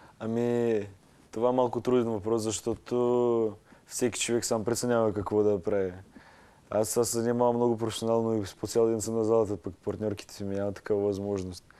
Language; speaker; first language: Bulgarian; non-native, fluent; Russian